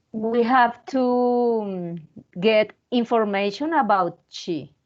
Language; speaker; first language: English; non-native, learner; Spanish